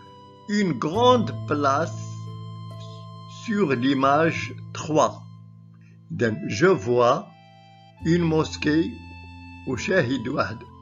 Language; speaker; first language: French; non-native, local second language; Arabic